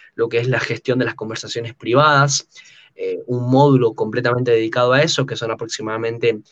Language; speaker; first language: Spanish; native; Spanish